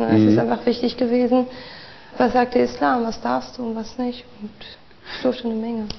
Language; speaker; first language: German; early bilingual, other home language; Turkish